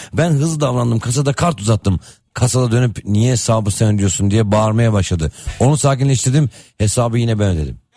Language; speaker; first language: Turkish; native; Turkish